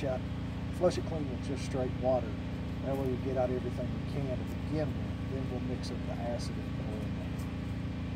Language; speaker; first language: English; native; English